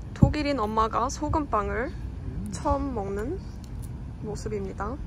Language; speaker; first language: Korean; non-native, fluent; German